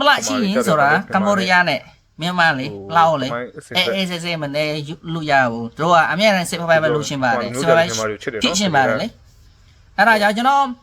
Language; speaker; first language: Burmese; non-native, learner; Khmer